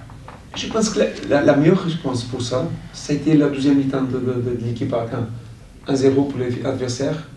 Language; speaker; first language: French; non-native, fluent; Portuguese